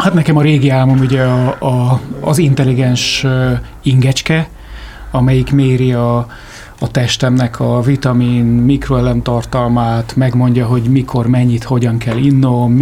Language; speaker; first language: Hungarian; native; Hungarian